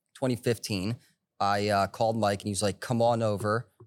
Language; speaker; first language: English; early bilingual, other home language; Hebrew